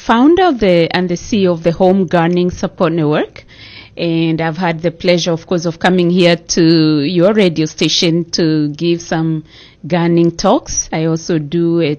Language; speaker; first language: English; non-native, local second language; Kikuyu